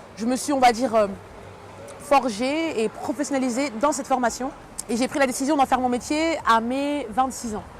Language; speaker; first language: French; early bilingual, other home language; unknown